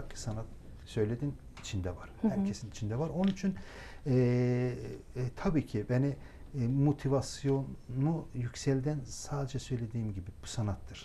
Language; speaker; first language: Turkish; non-native, local second language; Azerbaijani